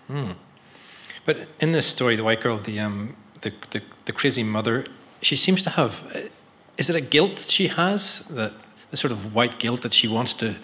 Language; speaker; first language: English; native; English